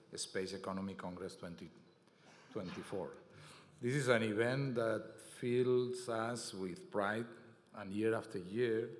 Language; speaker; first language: English; non-native, fluent; Catalan